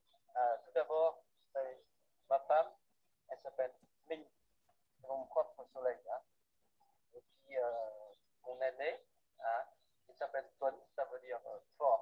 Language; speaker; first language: French; non-native, fluent; Vietnamese